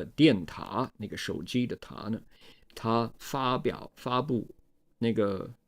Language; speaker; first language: Chinese; non-native, fluent; English